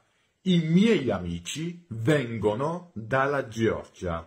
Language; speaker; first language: Italian; non-native, fluent; Georgian